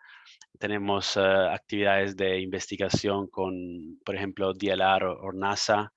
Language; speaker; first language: Spanish; non-native, fluent; Italian